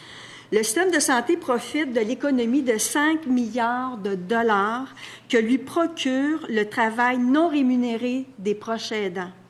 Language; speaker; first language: French; native; French